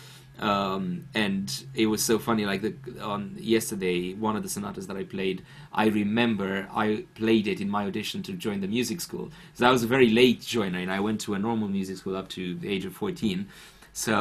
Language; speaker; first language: English; non-native, fluent; Romanian